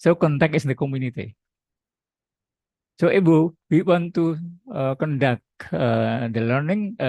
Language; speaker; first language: English; non-native, learner; Indonesian